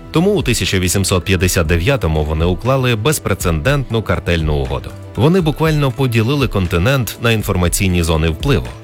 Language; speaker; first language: Ukrainian; native; Ukrainian